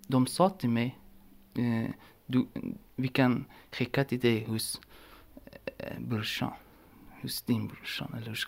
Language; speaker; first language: Swedish; non-native, learner; Persian